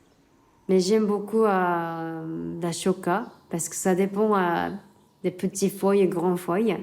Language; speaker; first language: French; non-native, learner; Japanese